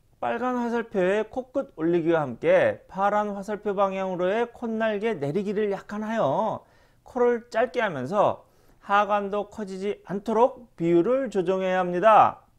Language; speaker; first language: Korean; native; Korean